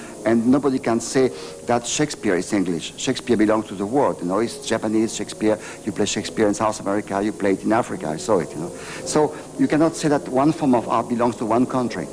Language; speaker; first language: English; non-native, fluent; French